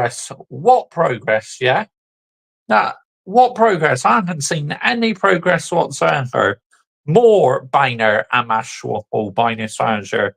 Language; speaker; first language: English; native; English